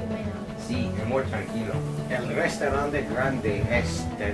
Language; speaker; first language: Spanish; non-native, learner; English